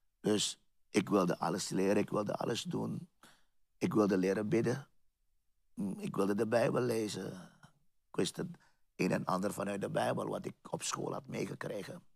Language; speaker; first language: Dutch; native; Dutch